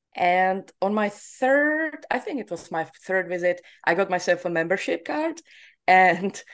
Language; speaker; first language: English; non-native, fluent; Czech